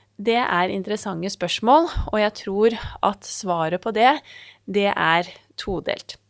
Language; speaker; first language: Norwegian; native; Norwegian